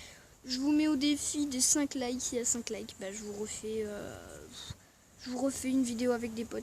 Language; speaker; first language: French; native; French